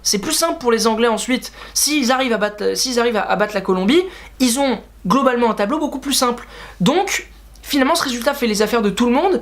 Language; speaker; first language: French; native; French